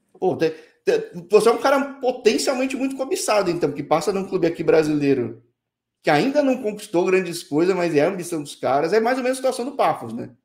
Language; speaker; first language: Portuguese; native; Portuguese